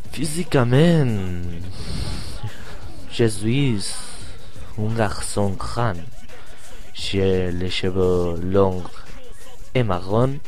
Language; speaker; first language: French; non-native, learner; Spanish